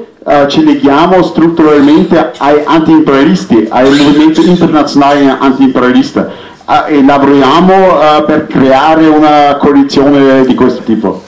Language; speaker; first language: Italian; non-native, fluent; Arabic